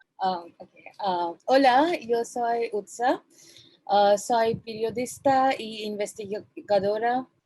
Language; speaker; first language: Spanish; non-native, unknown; Bangla